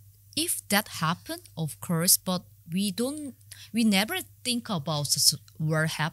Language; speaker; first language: English; non-native, learner; Korean